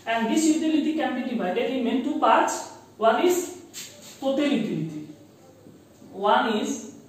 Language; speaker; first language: English; non-native, local second language; Assamese